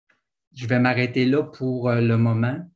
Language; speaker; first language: French; native; French